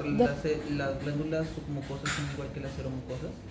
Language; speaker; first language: Spanish; native; Spanish